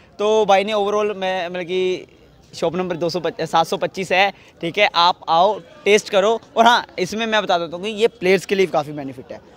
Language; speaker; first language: Hindi; native; Hindi